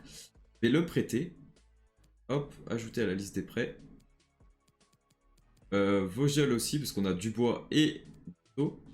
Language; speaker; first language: French; native; French